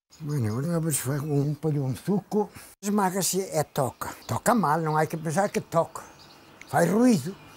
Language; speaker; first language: Galician; native; Galician